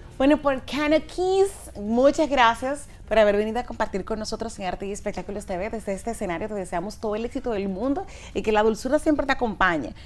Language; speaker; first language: Spanish; native; Spanish